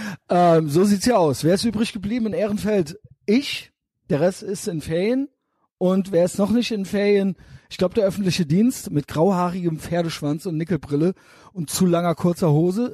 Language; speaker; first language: German; native; German